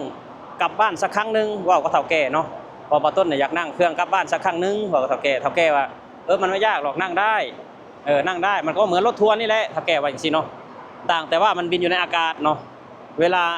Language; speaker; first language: Thai; non-native, local second language; Lao